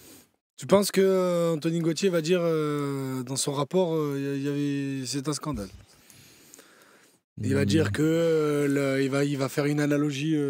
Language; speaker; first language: French; native; French